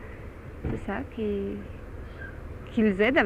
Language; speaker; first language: French; non-native, fluent; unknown